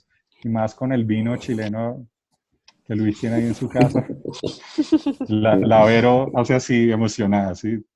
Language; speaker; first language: Spanish; native; Spanish